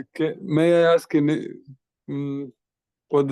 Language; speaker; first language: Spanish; non-native, learner; English